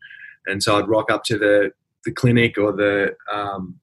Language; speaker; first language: English; native; English